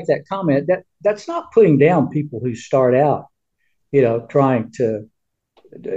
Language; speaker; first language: English; native; English